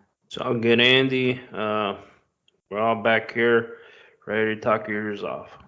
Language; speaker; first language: English; native; English